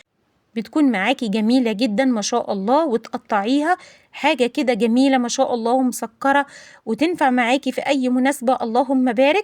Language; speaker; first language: Arabic; native; Arabic